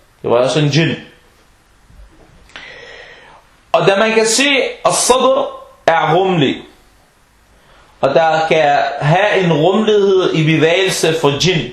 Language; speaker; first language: Danish; early bilingual, other home language; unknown